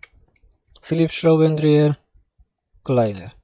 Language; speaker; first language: German; non-native, fluent; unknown